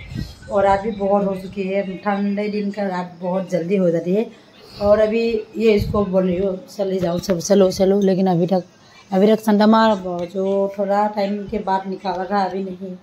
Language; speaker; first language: Hindi; non-native, local second language; Assamese